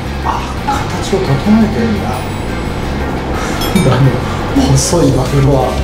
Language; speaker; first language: Japanese; native; Japanese